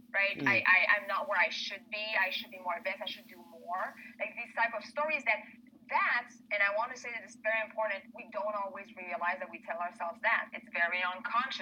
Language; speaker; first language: English; native; English